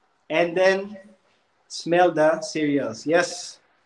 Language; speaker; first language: English; non-native, local second language; Filipino